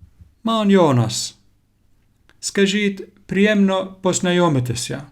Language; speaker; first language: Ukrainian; non-native, learner; Finnish